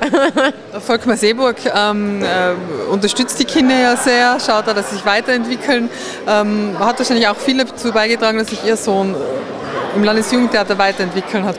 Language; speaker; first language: German; native; German